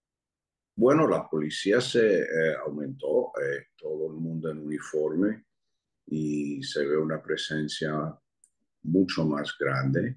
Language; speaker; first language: Spanish; early bilingual, heritage; Spanish